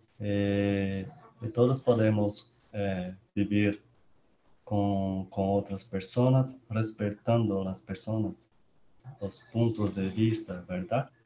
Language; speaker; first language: Spanish; non-native, learner; Portuguese